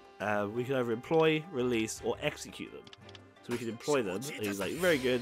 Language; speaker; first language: English; native; English